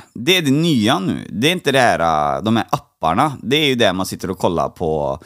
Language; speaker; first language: Swedish; native; Swedish